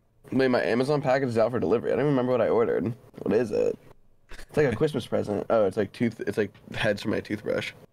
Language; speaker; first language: English; native; English